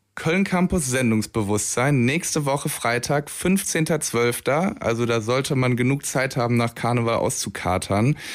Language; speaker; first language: German; native; German